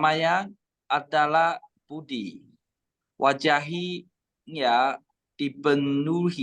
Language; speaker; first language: Indonesian; non-native, learner; Chinese